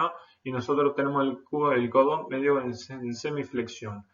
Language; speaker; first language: Spanish; native; Spanish